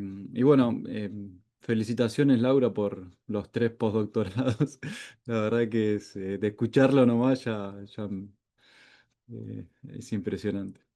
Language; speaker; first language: Spanish; native; Spanish